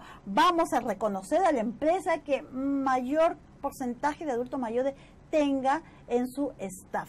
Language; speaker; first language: Spanish; native; Spanish